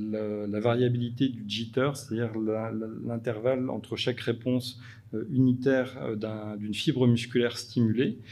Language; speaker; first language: French; native; French